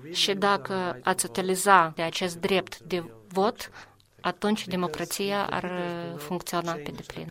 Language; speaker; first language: Romanian; non-native, fluent; Albanian